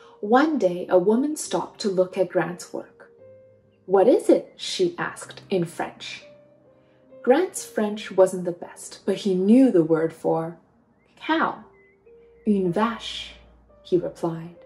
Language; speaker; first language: English; native; English